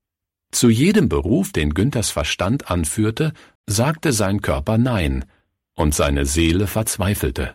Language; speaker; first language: German; native; German